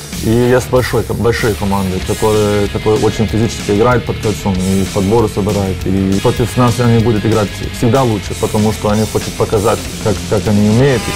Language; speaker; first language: Russian; non-native, fluent; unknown